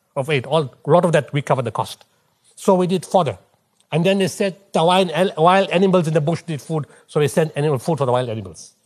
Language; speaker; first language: English; native; English